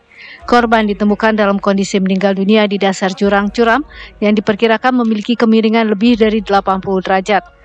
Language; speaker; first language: Indonesian; native; Indonesian